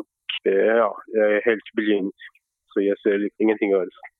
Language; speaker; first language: Swedish; non-native, fluent; Persian